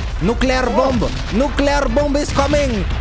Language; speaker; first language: English; non-native, learner; French